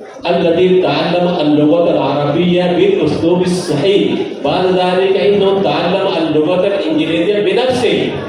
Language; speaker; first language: Arabic; non-native, fluent; Urdu